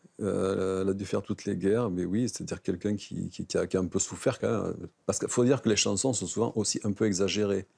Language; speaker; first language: French; native; French